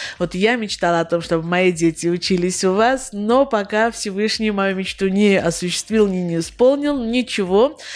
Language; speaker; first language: Russian; non-native, local second language; Armenian